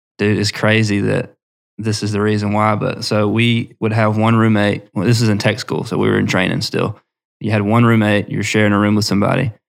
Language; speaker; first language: English; native; English